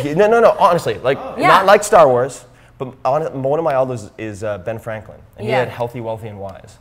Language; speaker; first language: English; native; English